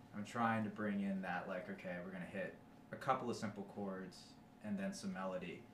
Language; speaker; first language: English; native; English